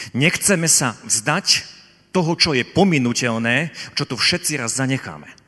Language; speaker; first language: Slovak; native; Slovak